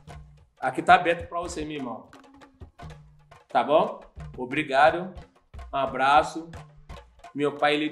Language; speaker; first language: Portuguese; non-native, learner; Yoruba